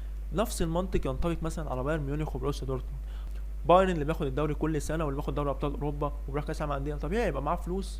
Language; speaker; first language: Arabic; native; Arabic